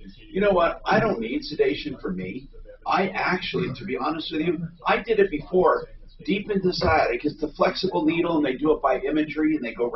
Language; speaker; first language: English; native; English